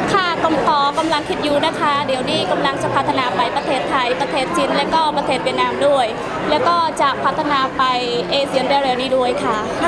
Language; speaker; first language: Thai; non-native, fluent; Khmer